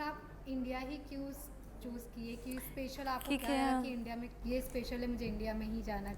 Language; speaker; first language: Hindi; native; Hindi